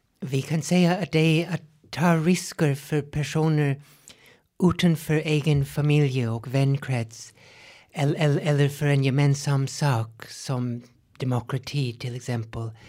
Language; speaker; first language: Swedish; non-native, fluent; English